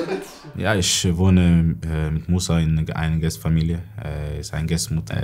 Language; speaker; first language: German; non-native, learner; Swedish